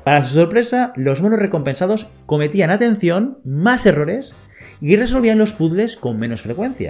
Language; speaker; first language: Spanish; native; Spanish